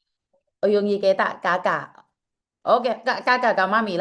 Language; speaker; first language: Cantonese; non-native, fluent; Javanese